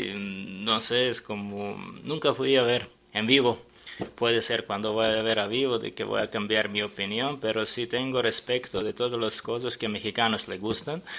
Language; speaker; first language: Spanish; non-native, fluent; Serbian